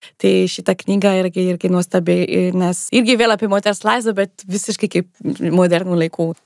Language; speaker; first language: Lithuanian; non-native, fluent; French